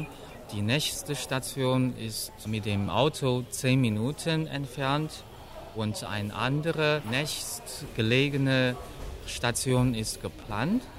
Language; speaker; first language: German; non-native, fluent; Chinese